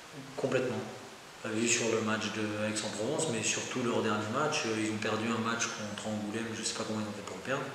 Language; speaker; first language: French; native; French